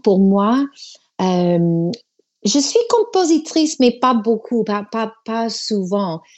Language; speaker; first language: French; non-native, learner; English